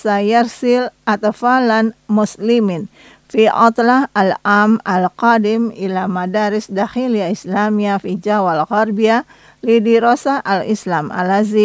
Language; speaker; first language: Arabic; non-native, fluent; Indonesian